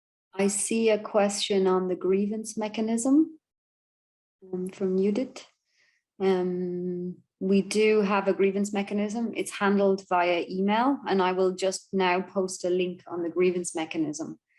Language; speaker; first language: English; non-native, fluent; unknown